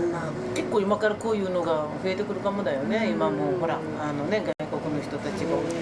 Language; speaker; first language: Japanese; native; Japanese